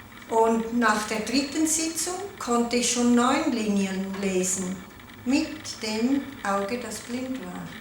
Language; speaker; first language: German; non-native, local second language; Italian